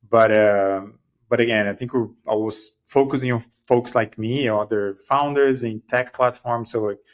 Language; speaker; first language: English; non-native, fluent; Portuguese